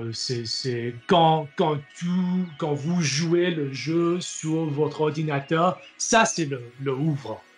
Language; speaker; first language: French; non-native, learner; English